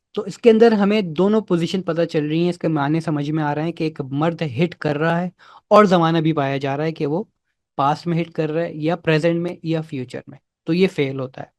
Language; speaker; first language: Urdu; native; Urdu